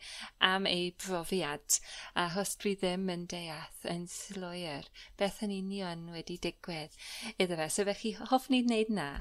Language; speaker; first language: Welsh; non-native, learner; English